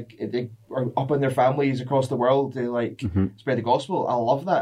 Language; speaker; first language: English; native; English